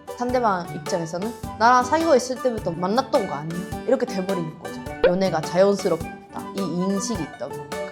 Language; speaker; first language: Korean; non-native, fluent; Japanese